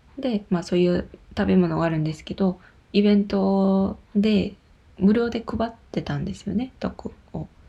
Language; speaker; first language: Japanese; non-native, fluent; Korean